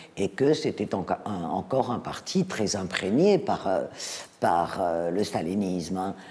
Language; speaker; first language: French; native; French